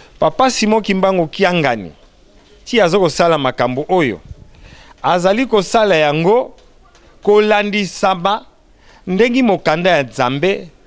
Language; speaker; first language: Lingala; non-native, local second language; Kongo